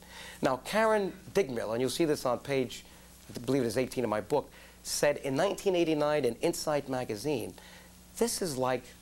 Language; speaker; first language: English; native; English